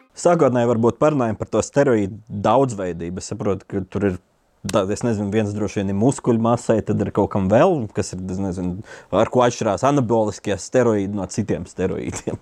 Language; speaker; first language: Latvian; native; Latvian